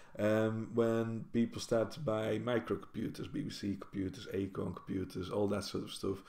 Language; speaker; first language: English; non-native, fluent; Dutch